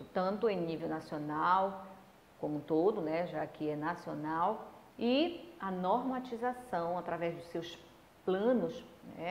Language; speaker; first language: Portuguese; native; Portuguese